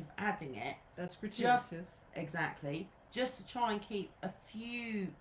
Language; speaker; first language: English; native; English